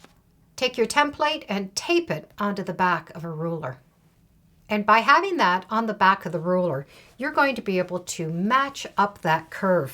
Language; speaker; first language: English; native; English